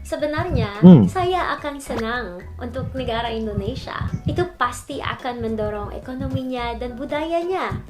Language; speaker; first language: Indonesian; non-native, fluent; Filipino